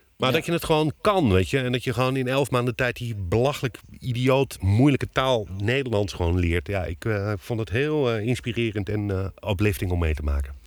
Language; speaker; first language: Dutch; native; Dutch